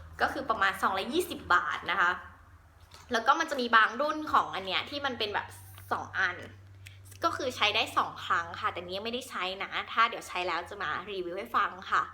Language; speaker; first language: Thai; native; Thai